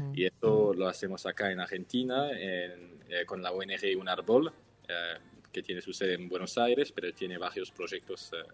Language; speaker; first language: Spanish; non-native, fluent; French